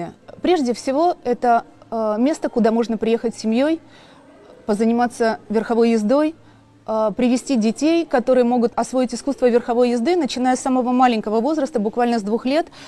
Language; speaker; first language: Russian; native; Russian